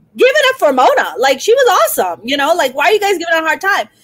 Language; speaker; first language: English; non-native, local second language; Urdu